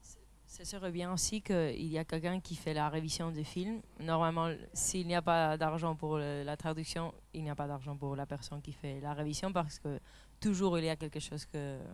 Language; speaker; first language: French; non-native, fluent; Spanish